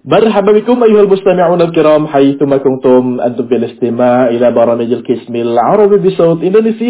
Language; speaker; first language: Arabic; non-native, fluent; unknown